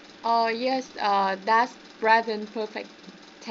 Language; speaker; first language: English; non-native, learner; Vietnamese